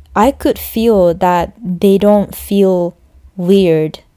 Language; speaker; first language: English; non-native, fluent; Japanese